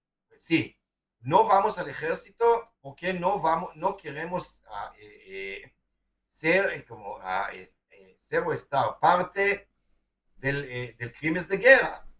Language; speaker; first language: Spanish; non-native, fluent; Hebrew